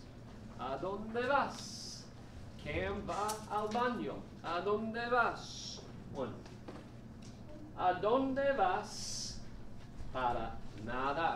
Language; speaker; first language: Spanish; non-native, fluent; English